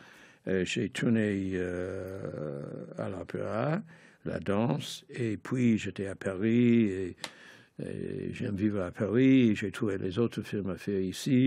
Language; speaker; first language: French; non-native, fluent; English